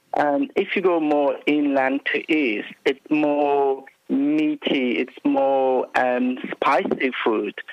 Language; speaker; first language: English; non-native, fluent; Turkish